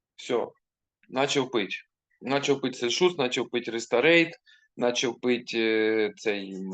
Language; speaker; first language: Ukrainian; non-native, local second language; Russian